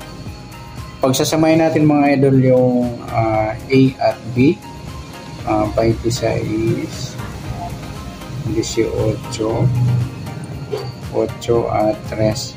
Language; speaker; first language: Filipino; native; Filipino